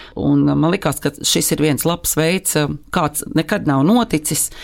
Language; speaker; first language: Latvian; native; Latvian